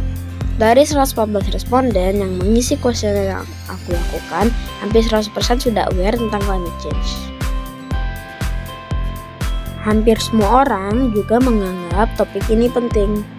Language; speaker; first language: Indonesian; native; Indonesian